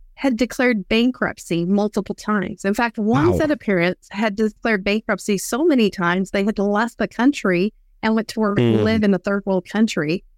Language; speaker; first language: English; native; English